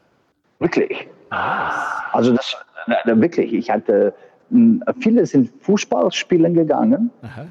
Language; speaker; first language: German; non-native, fluent; Bosnian